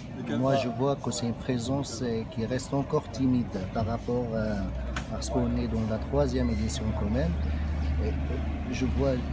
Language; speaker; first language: French; non-native, local second language; Arabic